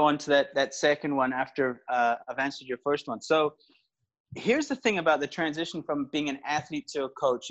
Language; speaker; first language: English; native; English